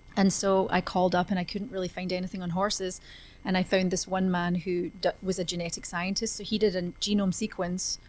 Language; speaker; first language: English; native; English